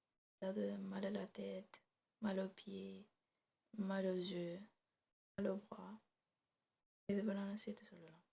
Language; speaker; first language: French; non-native, fluent; Tamil